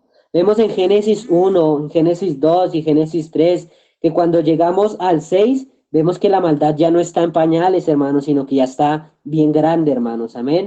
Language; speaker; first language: Spanish; native; Spanish